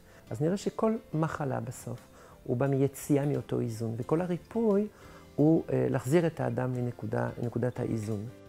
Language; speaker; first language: Hebrew; non-native, fluent; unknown